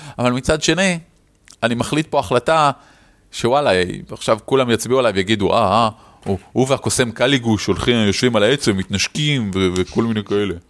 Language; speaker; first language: Hebrew; native; Hebrew